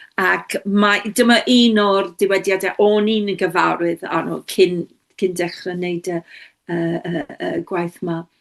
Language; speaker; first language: Welsh; non-native, local second language; English